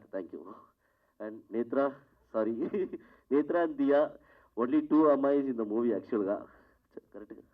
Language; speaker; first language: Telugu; non-native, learner; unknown